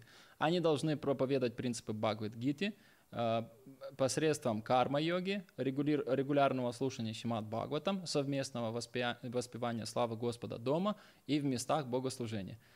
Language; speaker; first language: Russian; native; Russian